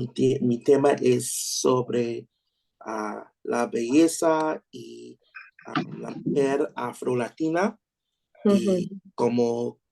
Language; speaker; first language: Spanish; non-native, learner; English